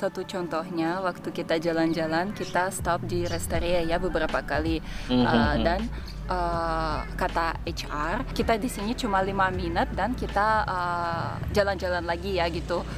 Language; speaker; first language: Indonesian; non-native, fluent; Russian